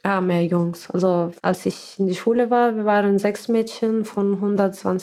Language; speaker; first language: German; non-native, learner; Arabic